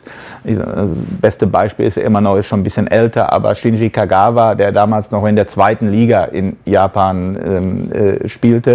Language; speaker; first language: German; native; German